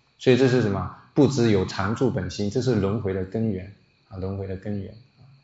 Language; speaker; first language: Chinese; non-native, local second language; Min Nan Chinese